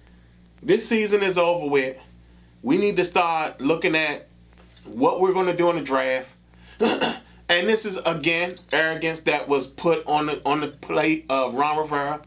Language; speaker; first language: English; native; English